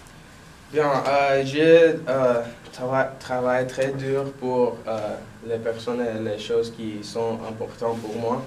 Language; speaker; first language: French; non-native, learner; English